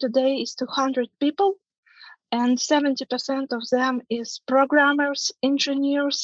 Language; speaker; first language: English; non-native, fluent; Ukrainian